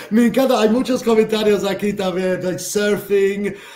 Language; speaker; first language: Spanish; non-native, fluent; English